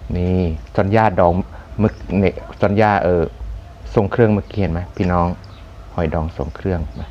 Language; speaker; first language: Thai; non-native, local second language; Khmer